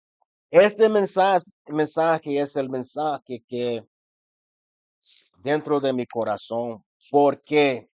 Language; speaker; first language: Spanish; non-native, fluent; English